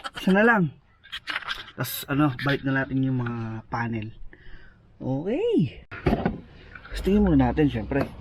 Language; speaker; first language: Filipino; native; Filipino